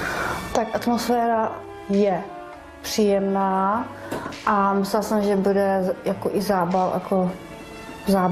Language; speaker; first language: Czech; non-native, learner; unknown